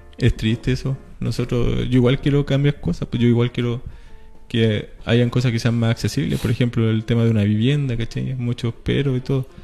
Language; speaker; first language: Spanish; native; Spanish